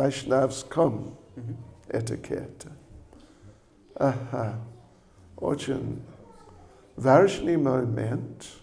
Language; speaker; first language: Russian; non-native, learner; English